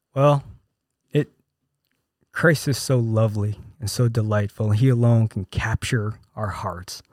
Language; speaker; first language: English; early bilingual, other home language; Korean